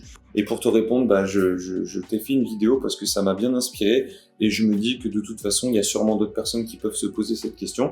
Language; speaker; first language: French; native; French